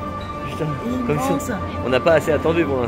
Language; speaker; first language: French; native; French